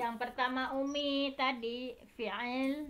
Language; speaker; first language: Indonesian; native; Indonesian